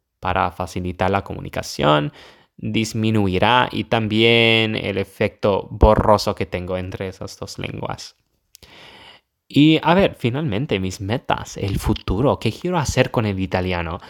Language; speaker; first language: Spanish; non-native, fluent; English